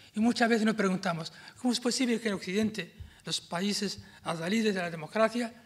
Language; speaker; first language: Spanish; non-native, fluent; Arabic